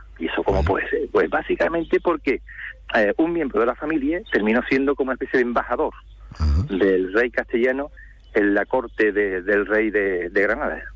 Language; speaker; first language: Spanish; native; Spanish